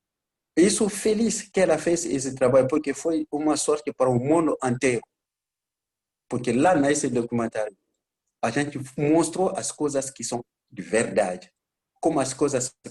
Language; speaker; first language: Portuguese; non-native, learner; Bambara